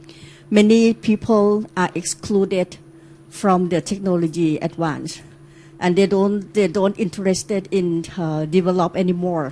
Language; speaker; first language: English; non-native, learner; Thai